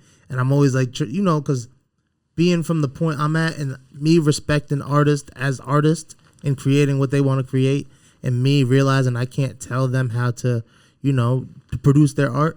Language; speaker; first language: English; native; English